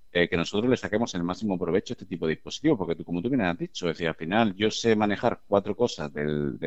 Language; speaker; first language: Spanish; native; Spanish